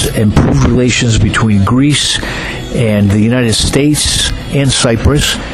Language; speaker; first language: English; early bilingual, other home language; Greek